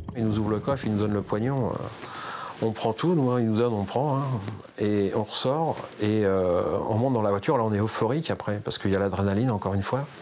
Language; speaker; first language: French; native; French